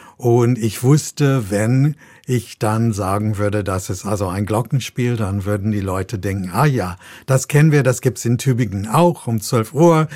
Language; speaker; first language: German; non-native, fluent; English